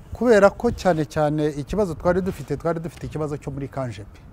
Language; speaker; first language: Kinyarwanda; early bilingual, heritage; Kinyarwanda